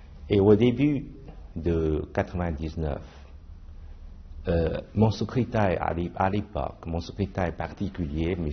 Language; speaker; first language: French; non-native, fluent; Chinese